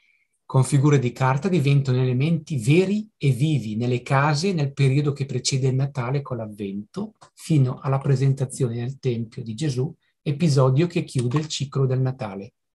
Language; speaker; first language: Italian; native; Italian